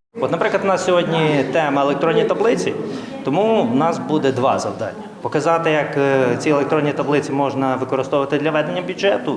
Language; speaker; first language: Ukrainian; native; Ukrainian